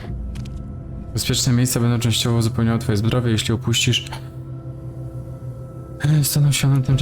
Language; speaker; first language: Polish; native; Polish